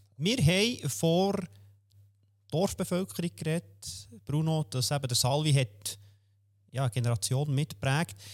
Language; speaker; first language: German; native; German